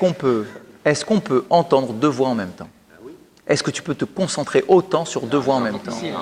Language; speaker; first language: French; native; French